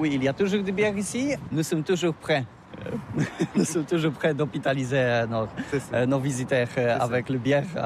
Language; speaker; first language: French; non-native, learner; Polish